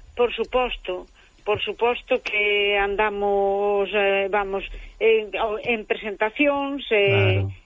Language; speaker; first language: Galician; native; Galician